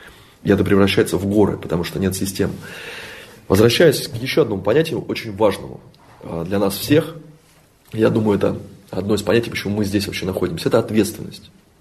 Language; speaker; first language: Russian; native; Russian